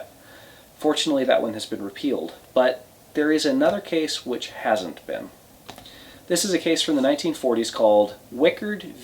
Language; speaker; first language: English; native; English